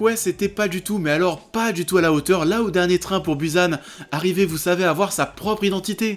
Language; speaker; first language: French; native; French